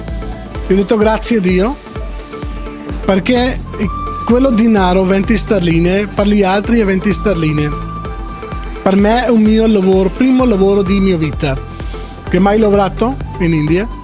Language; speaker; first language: Italian; non-native, learner; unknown